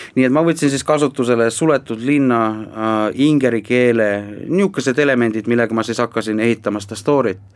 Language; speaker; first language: Estonian; non-native, local second language; Finnish